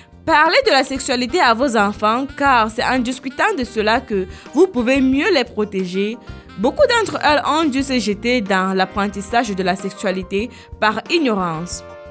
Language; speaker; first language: French; non-native, local second language; Fula